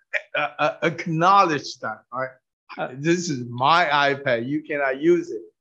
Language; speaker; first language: English; non-native, fluent; Min Nan Chinese